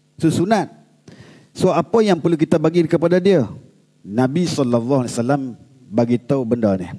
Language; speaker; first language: Malay; native; Malay